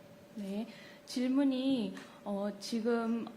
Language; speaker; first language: Korean; native; Korean